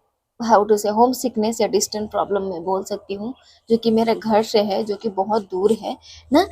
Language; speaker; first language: Hindi; non-native, local second language; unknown